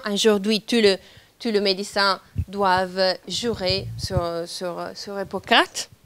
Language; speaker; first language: French; non-native, fluent; Italian